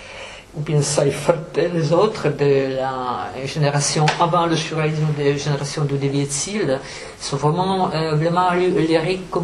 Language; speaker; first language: French; non-native, fluent; Czech